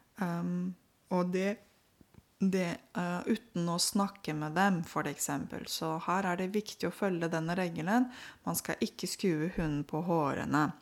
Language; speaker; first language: Norwegian; non-native, fluent; Romanian